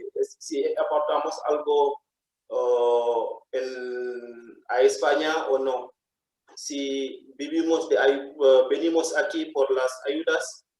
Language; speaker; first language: Spanish; non-native, fluent; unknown